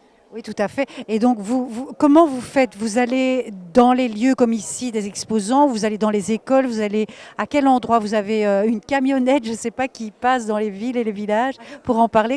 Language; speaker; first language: French; native; French